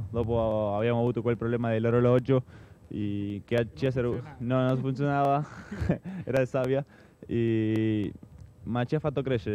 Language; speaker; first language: Italian; non-native, fluent; Spanish